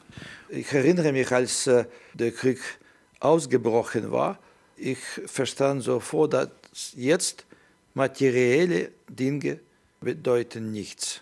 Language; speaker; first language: German; non-native, learner; Ukrainian